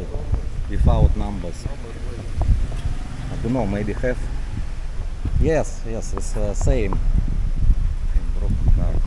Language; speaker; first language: English; non-native, learner; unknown